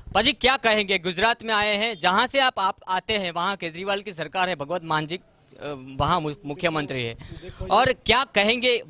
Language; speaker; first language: Hindi; non-native, local second language; Gujarati